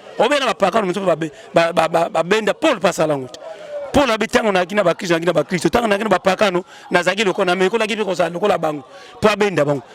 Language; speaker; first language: Lingala; native; Lingala